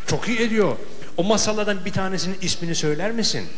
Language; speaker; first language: Turkish; native; Turkish